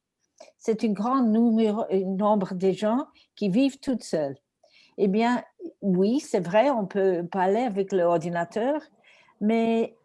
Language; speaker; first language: French; non-native, learner; Greek